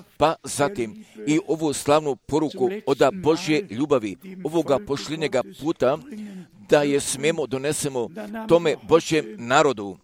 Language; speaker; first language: Croatian; early bilingual, heritage; Serbian